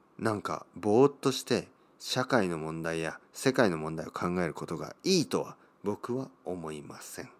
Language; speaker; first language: Japanese; native; Japanese